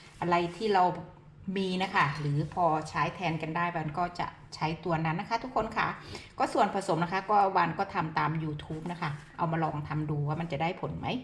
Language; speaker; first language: Thai; native; Thai